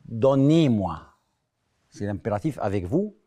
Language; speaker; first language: French; non-native, fluent; Arabic